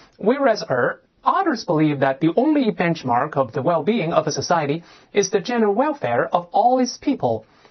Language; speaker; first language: English; non-native, fluent; Chinese